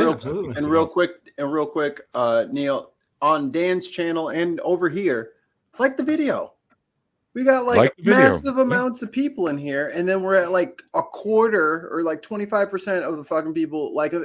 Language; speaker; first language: English; native; English